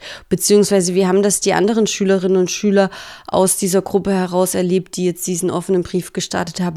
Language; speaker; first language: German; native; German